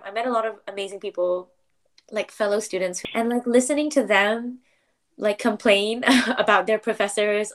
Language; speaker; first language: English; non-native, local second language; Chinese